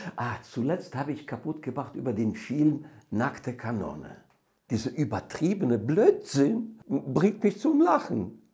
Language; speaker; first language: German; non-native, fluent; Georgian